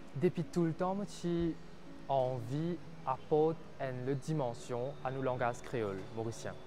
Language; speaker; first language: French; non-native, local second language; Morisyen